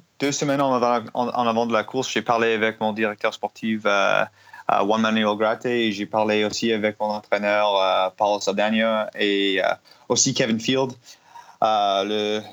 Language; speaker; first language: French; non-native, learner; English